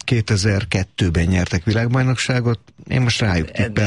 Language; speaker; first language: Hungarian; native; Hungarian